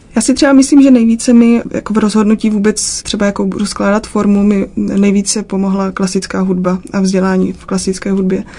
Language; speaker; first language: Czech; native; Czech